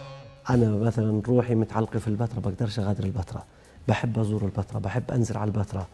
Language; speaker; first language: Arabic; native; Arabic